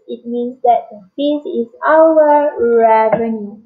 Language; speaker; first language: English; non-native, local second language; Malay